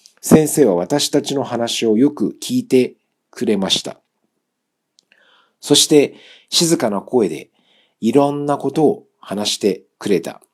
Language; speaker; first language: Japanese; non-native, fluent; Chinese